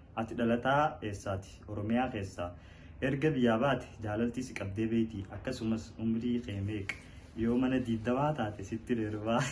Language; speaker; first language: Oromo; native; Oromo